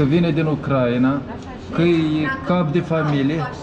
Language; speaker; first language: Romanian; native; Romanian